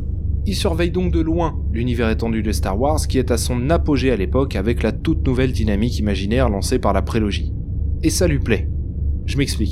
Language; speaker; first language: French; native; French